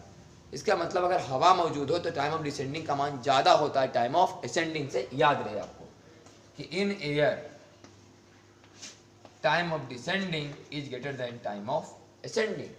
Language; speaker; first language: Hindi; native; Hindi